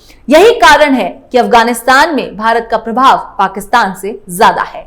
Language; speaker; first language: Hindi; native; Hindi